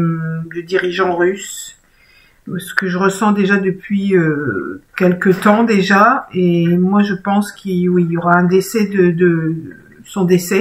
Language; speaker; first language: French; native; French